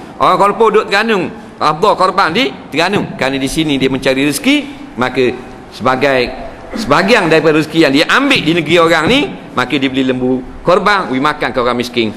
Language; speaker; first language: Malay; native; Malay